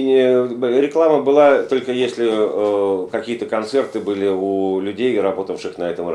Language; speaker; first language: Russian; native; Russian